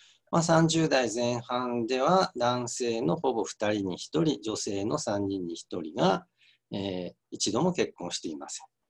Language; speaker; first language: Japanese; native; Japanese